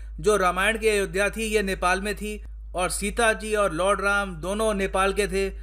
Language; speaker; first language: Hindi; native; Hindi